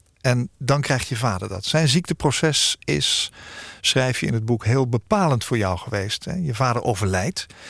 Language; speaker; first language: Dutch; native; Dutch